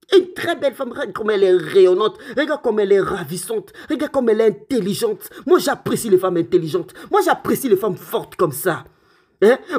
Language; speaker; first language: French; non-native, local second language; Lingala